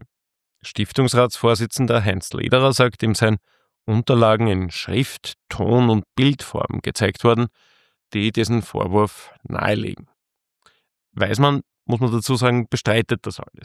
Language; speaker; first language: German; native; German